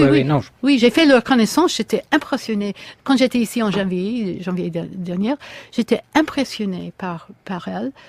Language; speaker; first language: French; non-native, fluent; English